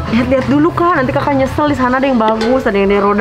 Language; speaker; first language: Indonesian; native; Indonesian